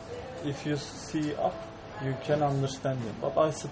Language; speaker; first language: English; non-native, learner; Turkish